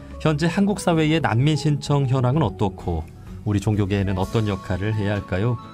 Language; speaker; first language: Korean; native; Korean